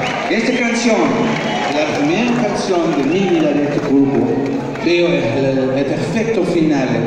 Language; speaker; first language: Spanish; non-native, fluent; German